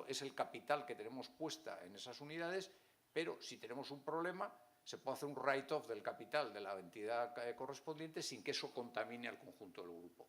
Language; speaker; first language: Spanish; native; Spanish